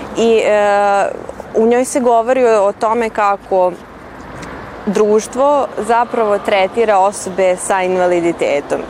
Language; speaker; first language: Serbian; native; Serbian